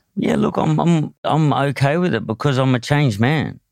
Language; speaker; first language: English; native; English